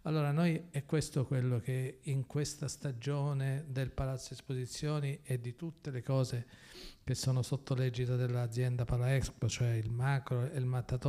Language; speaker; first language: Italian; native; Italian